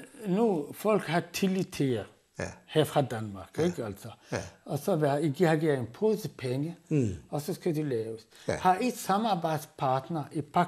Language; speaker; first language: Danish; non-native, fluent; Arabic